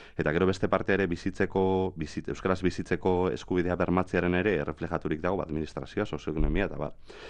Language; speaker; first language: Basque; native; Basque